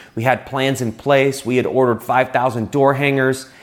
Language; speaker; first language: English; native; English